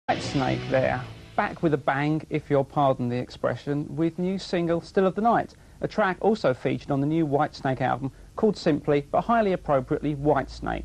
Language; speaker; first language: English; native; English